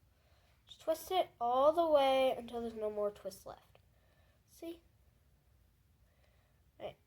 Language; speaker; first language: English; native; English